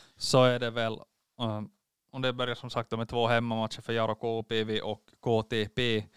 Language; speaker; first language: Swedish; native; Swedish